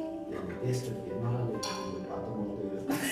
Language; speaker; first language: French; non-native, local second language; Malagasy